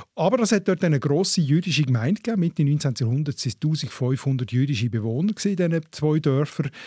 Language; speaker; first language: German; native; German